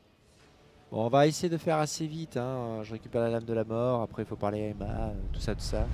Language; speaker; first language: French; native; French